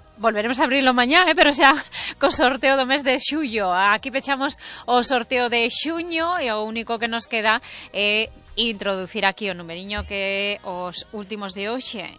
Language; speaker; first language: Galician; native; Galician